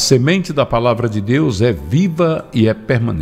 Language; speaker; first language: Portuguese; native; Portuguese